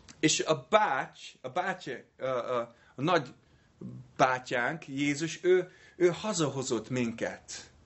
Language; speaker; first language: Hungarian; non-native, fluent; English